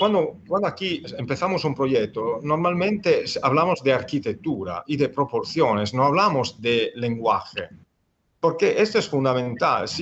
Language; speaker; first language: Spanish; non-native, fluent; Italian